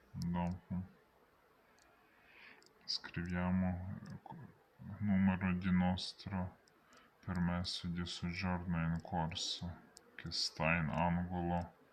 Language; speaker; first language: Italian; non-native, learner; Ukrainian